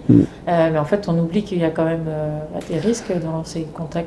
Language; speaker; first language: French; native; French